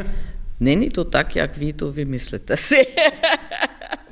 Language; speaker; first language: Czech; non-native, learner; German